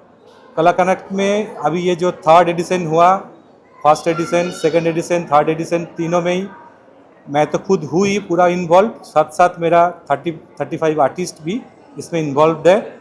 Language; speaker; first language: Hindi; native; Hindi